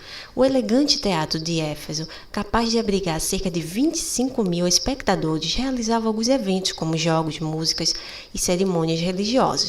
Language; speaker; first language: Portuguese; native; Portuguese